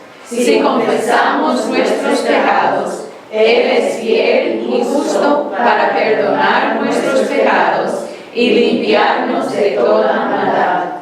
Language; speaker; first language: Spanish; non-native, fluent; English